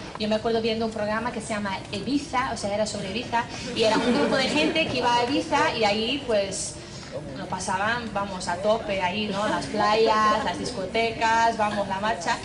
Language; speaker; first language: Spanish; non-native, fluent; English